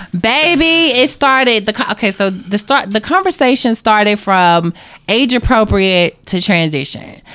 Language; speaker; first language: English; native; English